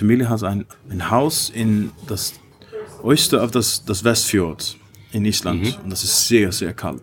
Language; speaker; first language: German; non-native, learner; Dutch